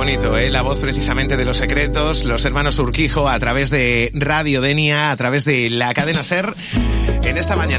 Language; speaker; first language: Spanish; native; Spanish